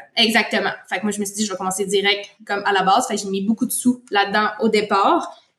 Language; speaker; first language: French; native; French